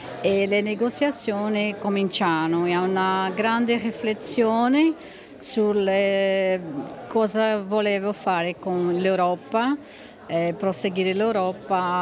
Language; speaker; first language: Italian; non-native, fluent; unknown